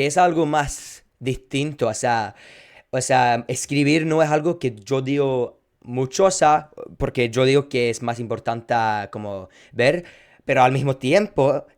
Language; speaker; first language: Spanish; non-native, fluent; English